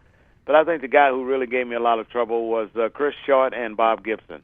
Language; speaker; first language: English; native; English